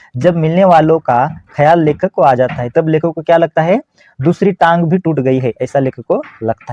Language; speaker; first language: Hindi; non-native, local second language; Marathi